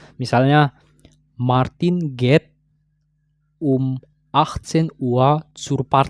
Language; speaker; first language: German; non-native, fluent; Indonesian